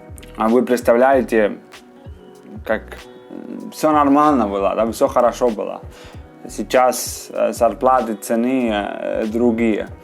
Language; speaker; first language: Russian; non-native, fluent; Spanish